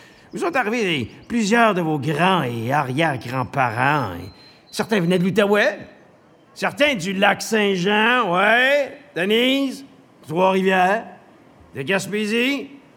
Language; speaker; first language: French; native; French